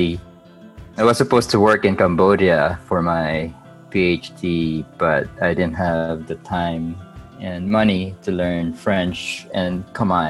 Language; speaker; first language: English; non-native, local second language; Bikol